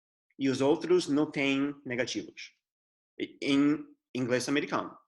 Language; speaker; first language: Portuguese; non-native, fluent; English